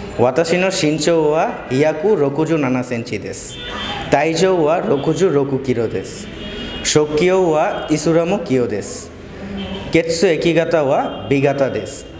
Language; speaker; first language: Japanese; non-native, learner; Bangla